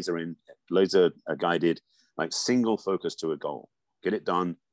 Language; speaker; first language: English; native; English